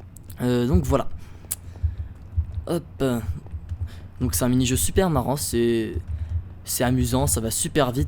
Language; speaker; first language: French; native; French